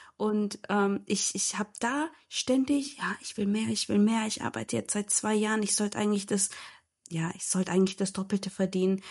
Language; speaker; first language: German; early bilingual, other home language; Turkish